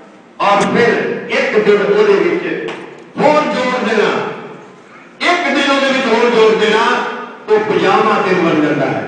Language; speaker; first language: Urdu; non-native, local second language; Punjabi